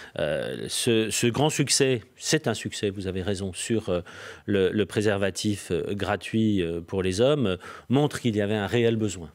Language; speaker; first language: French; native; French